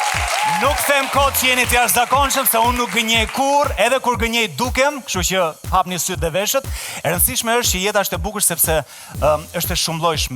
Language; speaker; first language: Albanian; native; Albanian